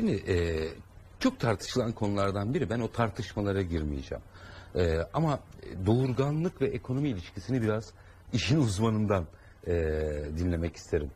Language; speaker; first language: Turkish; native; Turkish